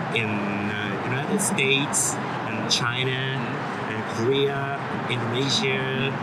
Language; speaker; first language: English; non-native, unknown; Japanese